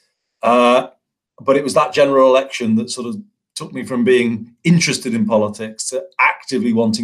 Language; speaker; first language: English; native; English